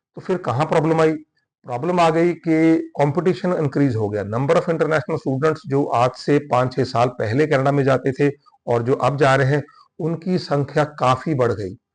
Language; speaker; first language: Hindi; non-native, local second language; Punjabi